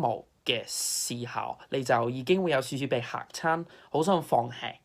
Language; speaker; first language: Cantonese; non-native, fluent; English